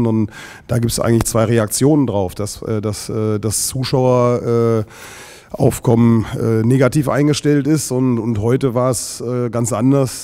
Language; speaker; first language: German; native; German